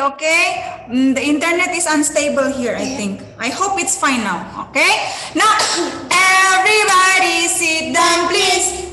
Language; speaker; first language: English; non-native, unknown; Indonesian